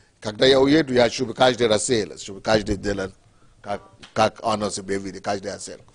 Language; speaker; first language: Russian; non-native, fluent; Yoruba